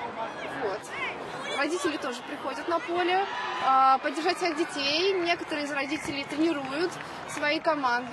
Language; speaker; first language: Russian; native; Russian